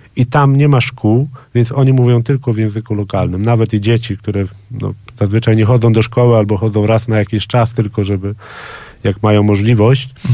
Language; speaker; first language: Polish; native; Polish